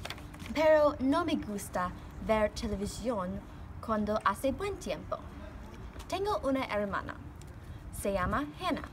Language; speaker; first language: Spanish; non-native, learner; English